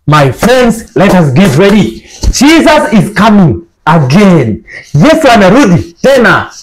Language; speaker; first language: English; non-native, local second language; Swahili